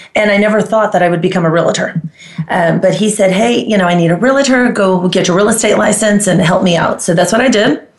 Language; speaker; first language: English; non-native, fluent; Greek